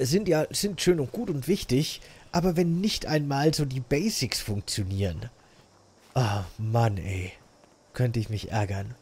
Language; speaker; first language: German; native; German